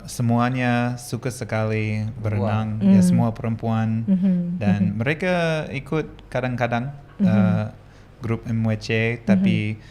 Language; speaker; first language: Indonesian; non-native, learner; English